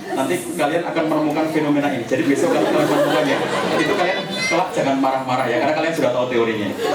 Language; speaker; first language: Indonesian; native; Indonesian